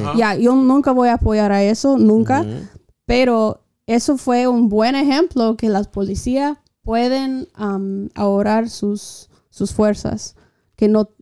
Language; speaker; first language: Spanish; non-native, fluent; English